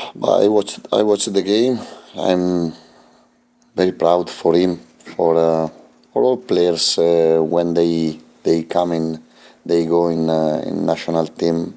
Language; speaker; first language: English; non-native, fluent; Italian